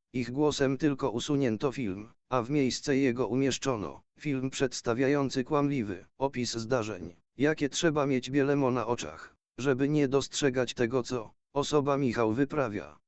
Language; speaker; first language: Polish; native; Polish